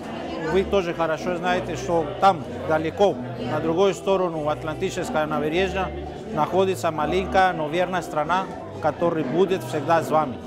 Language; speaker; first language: Russian; non-native, learner; Spanish